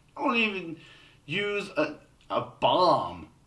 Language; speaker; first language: English; native; English